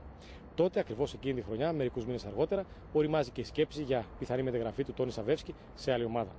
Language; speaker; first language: Greek; native; Greek